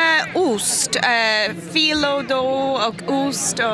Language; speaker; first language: Swedish; non-native, learner; English